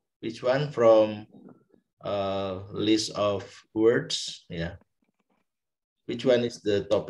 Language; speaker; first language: English; non-native, fluent; Indonesian